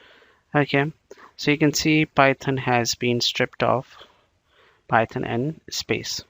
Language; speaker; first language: English; non-native, local second language; Bangla